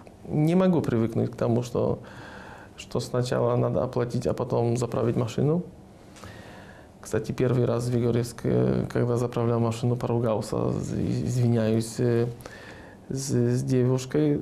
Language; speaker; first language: Russian; non-native, fluent; Polish